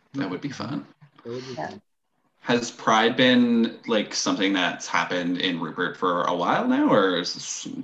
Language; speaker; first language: English; non-native, fluent; French